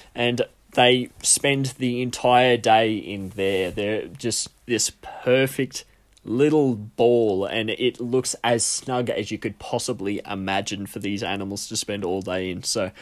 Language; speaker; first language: English; native; English